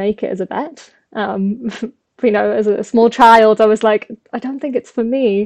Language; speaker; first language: English; native; English